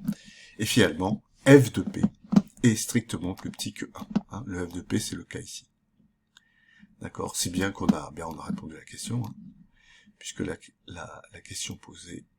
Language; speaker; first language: French; native; French